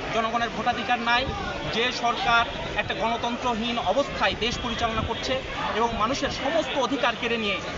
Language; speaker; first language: Bangla; native; Bangla